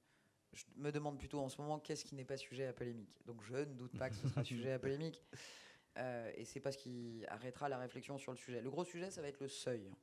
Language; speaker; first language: French; native; French